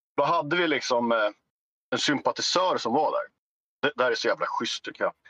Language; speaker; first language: Swedish; native; Swedish